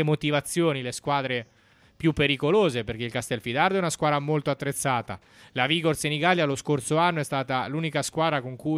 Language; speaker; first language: Italian; native; Italian